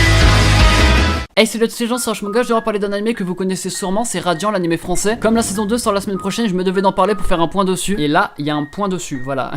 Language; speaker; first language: French; native; French